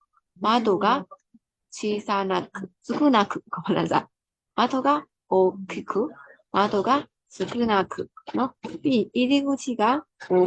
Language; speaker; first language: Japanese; non-native, fluent; Burmese